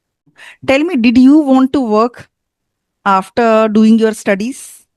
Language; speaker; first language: English; non-native, fluent; Hindi